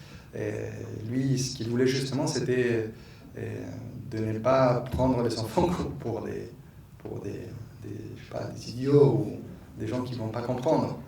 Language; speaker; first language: French; non-native, fluent; Spanish